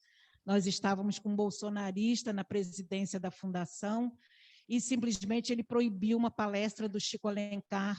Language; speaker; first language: Portuguese; native; Portuguese